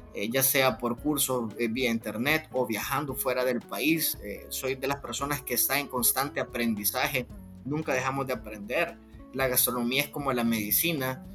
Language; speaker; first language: Spanish; native; Spanish